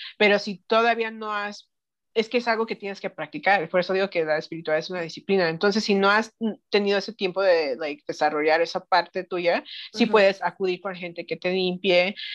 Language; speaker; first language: Spanish; early bilingual, heritage; Spanish